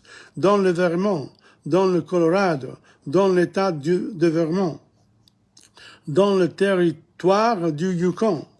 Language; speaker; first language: French; non-native, fluent; English